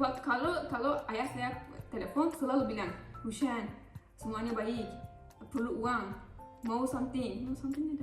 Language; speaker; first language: Indonesian; non-native, learner; Turkish